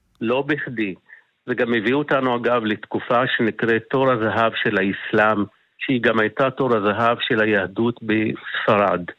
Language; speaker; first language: Hebrew; non-native, local second language; Arabic